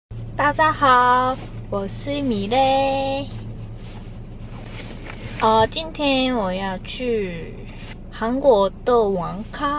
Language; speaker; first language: Chinese; non-native, learner; Korean